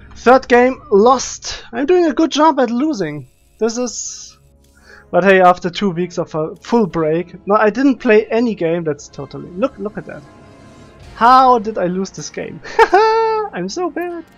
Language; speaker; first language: English; non-native, fluent; German